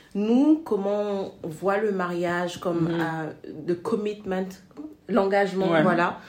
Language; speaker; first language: French; non-native, local second language; Wolof